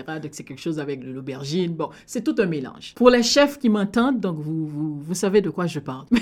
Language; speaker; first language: French; non-native, local second language; Haitian Creole